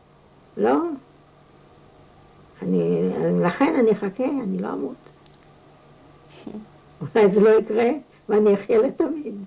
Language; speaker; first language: Hebrew; non-native, fluent; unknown